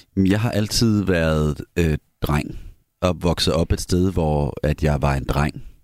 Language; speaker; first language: Danish; native; Danish